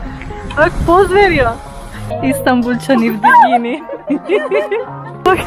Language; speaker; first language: Turkish; non-native, fluent; Slovenian